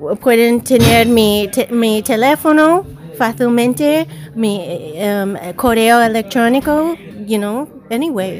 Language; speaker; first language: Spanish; non-native, learner; English